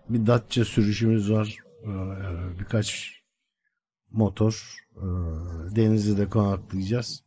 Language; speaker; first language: Turkish; native; Turkish